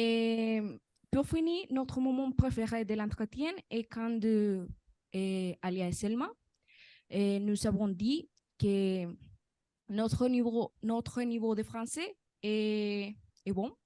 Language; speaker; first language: French; non-native, learner; Spanish